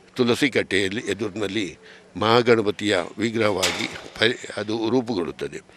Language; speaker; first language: Kannada; native; Kannada